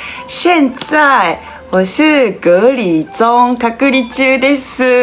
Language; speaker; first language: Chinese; non-native, learner; Japanese